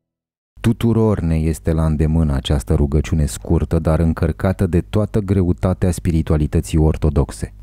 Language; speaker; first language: Romanian; native; Romanian